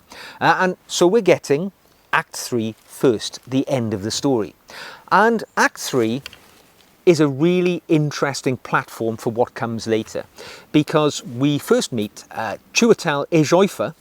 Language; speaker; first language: English; native; English